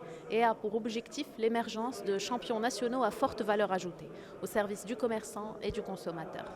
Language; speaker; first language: French; non-native, local second language; Arabic